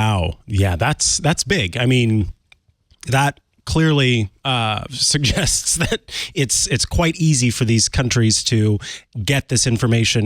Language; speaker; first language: English; native; English